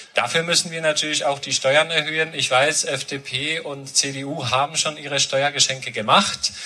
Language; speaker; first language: German; non-native, fluent; Polish